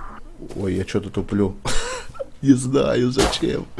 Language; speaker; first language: Russian; native; Russian